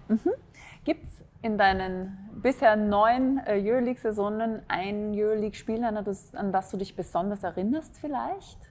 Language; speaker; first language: German; native; German